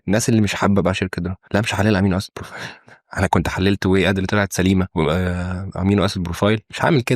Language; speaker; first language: Arabic; native; Arabic